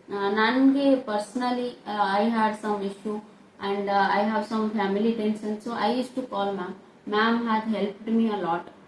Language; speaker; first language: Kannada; non-native, local second language; Odia